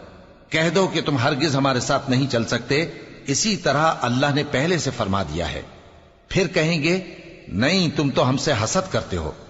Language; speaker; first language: Urdu; native; Urdu